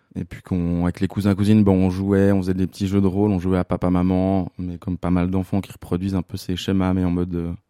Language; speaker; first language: French; native; French